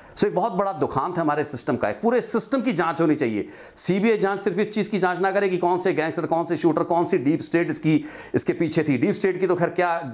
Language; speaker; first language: Hindi; non-native, local second language; Punjabi